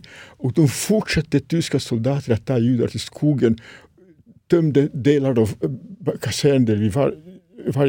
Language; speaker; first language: Swedish; non-native, fluent; Serbian